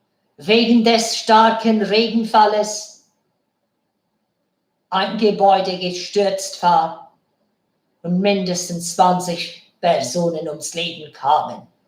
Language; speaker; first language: German; non-native, fluent; Bangla